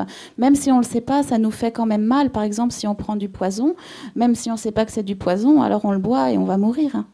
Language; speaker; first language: French; native; French